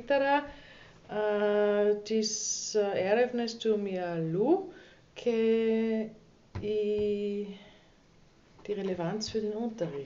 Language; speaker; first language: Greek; non-native, learner; German